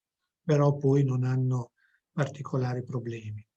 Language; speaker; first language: Italian; native; Italian